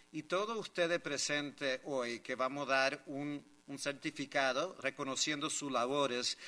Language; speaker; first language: Spanish; early bilingual, heritage; Spanish